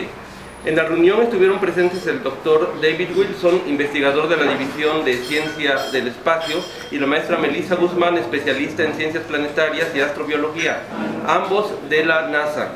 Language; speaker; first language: Spanish; native; Spanish